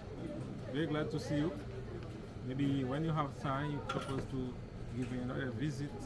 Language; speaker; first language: English; non-native, learner; Haitian Creole